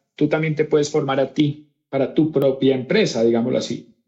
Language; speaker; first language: Spanish; native; Spanish